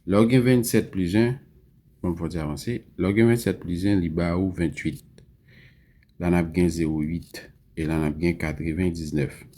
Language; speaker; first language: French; non-native, learner; Haitian Creole